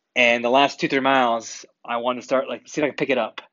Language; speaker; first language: English; native; English